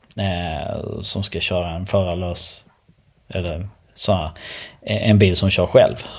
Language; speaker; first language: Swedish; early bilingual, other home language; Albanian